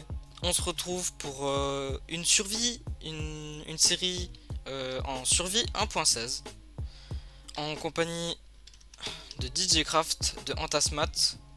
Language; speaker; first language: French; native; French